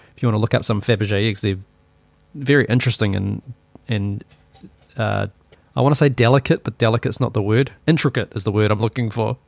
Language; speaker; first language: English; native; English